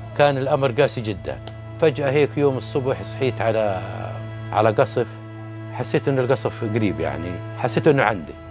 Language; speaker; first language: Arabic; native; Arabic